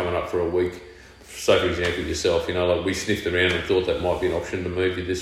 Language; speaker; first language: English; native; English